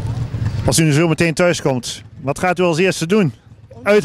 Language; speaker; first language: Dutch; native; Dutch